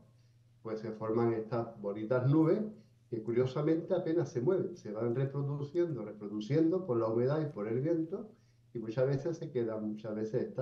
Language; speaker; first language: Spanish; native; Spanish